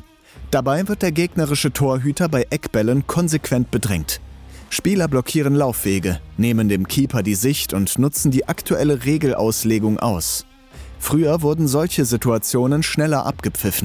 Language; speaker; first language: German; native; German